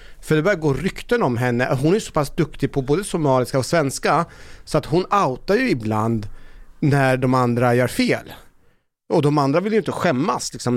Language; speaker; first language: Swedish; early bilingual, other home language; Persian